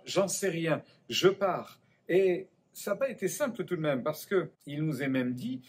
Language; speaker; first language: French; native; French